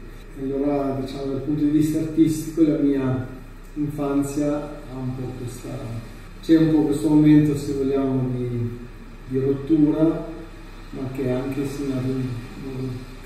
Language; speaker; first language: Italian; non-native, fluent; Albanian